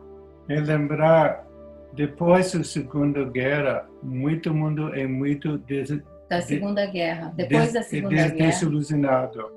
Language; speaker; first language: Portuguese; non-native, learner; English